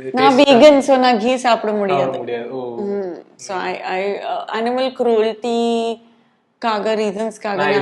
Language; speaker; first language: Tamil; non-native, local second language; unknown